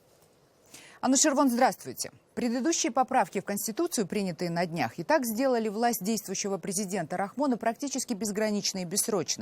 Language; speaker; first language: Russian; native; Russian